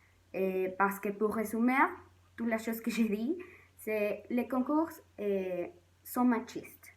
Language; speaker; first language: French; non-native, learner; Spanish